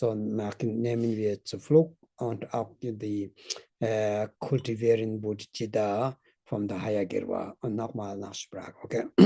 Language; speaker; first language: German; non-native, learner; Tibetan